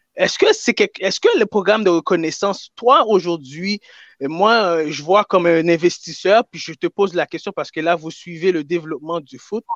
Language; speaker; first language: French; native; French